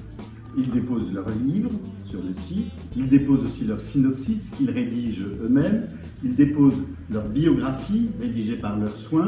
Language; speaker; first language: French; native; French